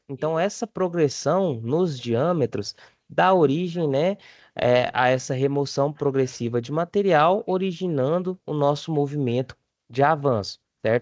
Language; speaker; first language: Portuguese; native; Portuguese